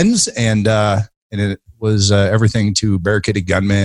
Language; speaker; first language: English; native; English